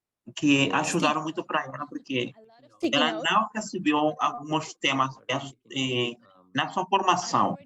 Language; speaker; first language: Portuguese; non-native, fluent; Spanish